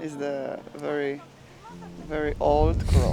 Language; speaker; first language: English; non-native, learner; Polish